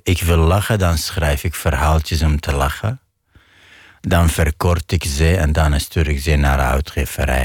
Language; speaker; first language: Dutch; non-native, fluent; Arabic